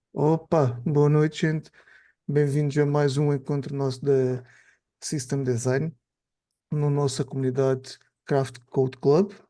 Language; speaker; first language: Portuguese; native; Portuguese